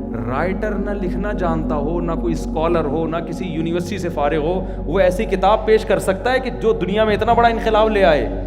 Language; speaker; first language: Urdu; native; Urdu